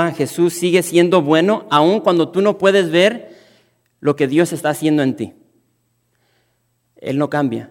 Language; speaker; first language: Spanish; native; Spanish